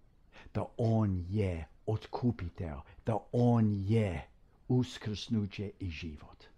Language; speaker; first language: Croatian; non-native, fluent; English